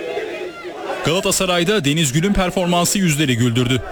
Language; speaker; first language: Turkish; native; Turkish